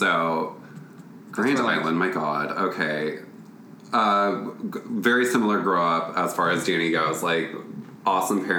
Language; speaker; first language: English; native; English